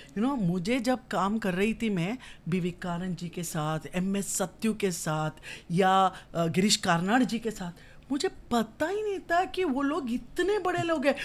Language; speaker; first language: Hindi; non-native, local second language; Kannada